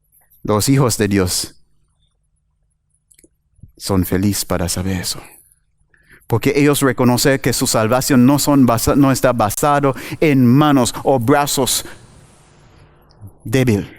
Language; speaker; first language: Spanish; non-native, learner; English